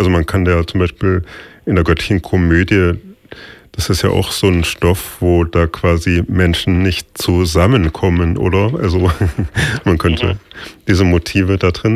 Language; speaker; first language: German; native; German